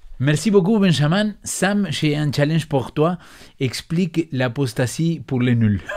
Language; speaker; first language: French; non-native, fluent; Spanish